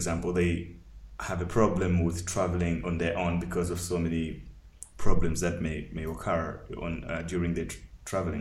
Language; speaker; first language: English; non-native, local second language; Nyanja